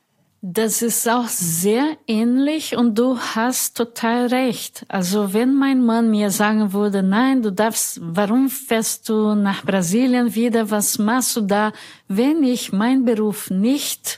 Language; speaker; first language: German; non-native, fluent; Portuguese